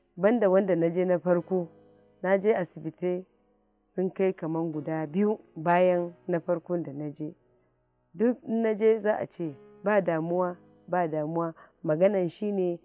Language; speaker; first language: Hausa; non-native, local second language; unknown